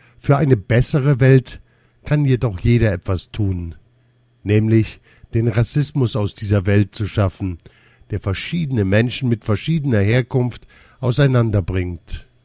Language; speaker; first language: German; early bilingual, other home language; Russian